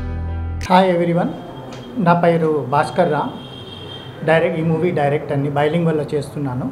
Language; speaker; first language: Telugu; native; Telugu